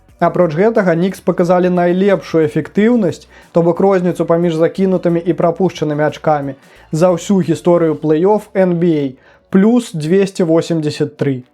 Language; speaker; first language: Belarusian; native; Belarusian